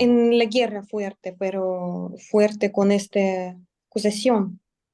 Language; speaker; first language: Spanish; non-native, learner; Russian